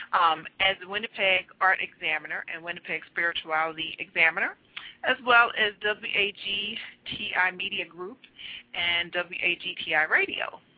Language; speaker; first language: English; native; English